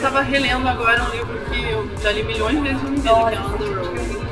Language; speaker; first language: Portuguese; native; Portuguese